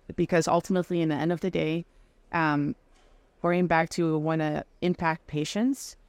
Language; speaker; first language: English; non-native, fluent; Dutch